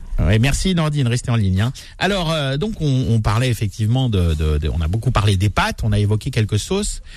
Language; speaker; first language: French; native; French